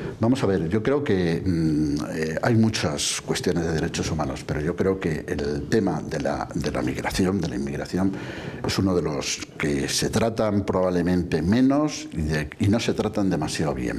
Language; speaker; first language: Spanish; native; Spanish